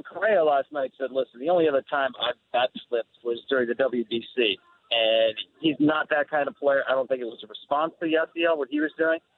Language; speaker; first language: English; native; English